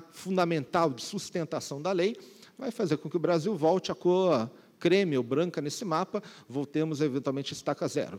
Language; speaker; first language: Portuguese; native; Portuguese